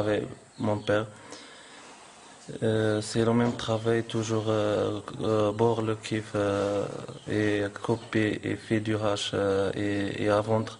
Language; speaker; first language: French; non-native, learner; Arabic